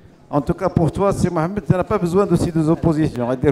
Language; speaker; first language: French; non-native, local second language; Arabic